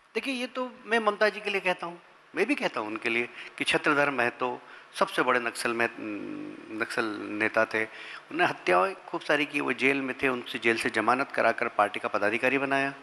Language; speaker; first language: Hindi; native; Hindi